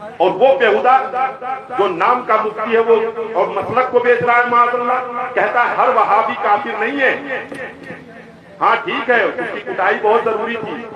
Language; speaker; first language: Urdu; native; Urdu